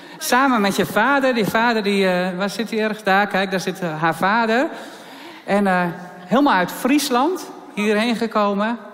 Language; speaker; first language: Dutch; native; Dutch